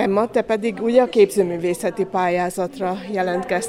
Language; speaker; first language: Hungarian; native; Hungarian